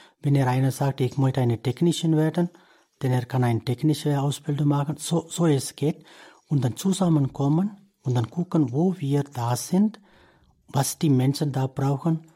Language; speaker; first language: German; non-native, learner; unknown